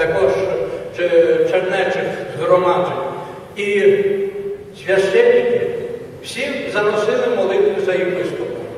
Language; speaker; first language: Ukrainian; non-native, fluent; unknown